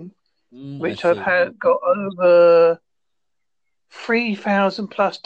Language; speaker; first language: English; native; English